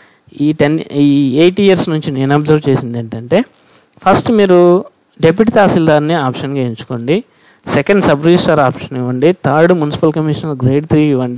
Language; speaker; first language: Telugu; native; Telugu